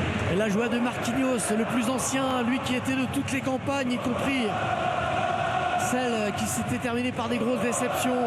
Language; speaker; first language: French; native; French